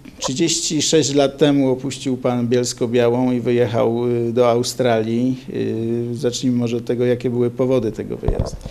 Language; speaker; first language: Polish; native; Polish